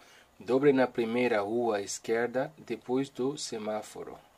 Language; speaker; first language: Portuguese; non-native, learner; Haitian Creole